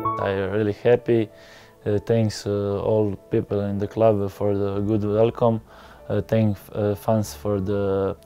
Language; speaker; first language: English; non-native, learner; Croatian